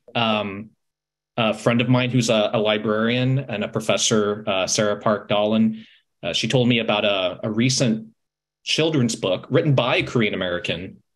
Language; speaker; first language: English; native; English